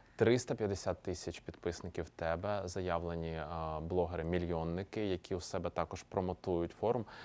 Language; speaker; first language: Ukrainian; native; Ukrainian